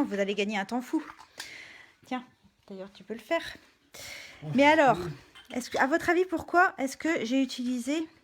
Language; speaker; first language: French; native; French